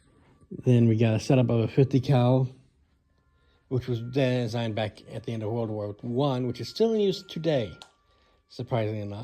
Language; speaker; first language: English; native; English